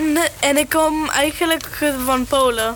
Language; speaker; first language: Dutch; early bilingual, other home language; Polish